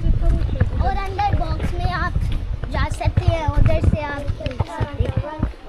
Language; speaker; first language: Hindi; early bilingual, heritage; Urdu